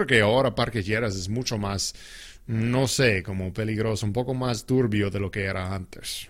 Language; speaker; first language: Spanish; non-native, fluent; English